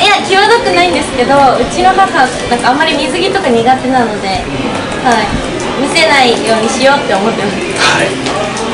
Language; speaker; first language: Japanese; native; Japanese